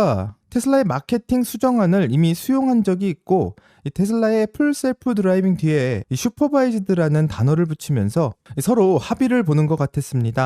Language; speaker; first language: Korean; native; Korean